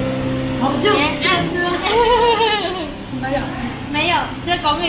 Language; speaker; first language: Chinese; non-native, learner; Vietnamese